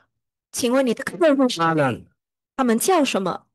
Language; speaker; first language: Chinese; early bilingual, heritage; Chinese